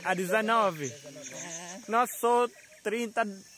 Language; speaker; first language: Portuguese; non-native, learner; Vietnamese